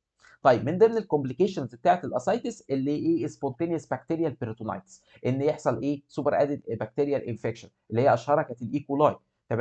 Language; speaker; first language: Arabic; native; Arabic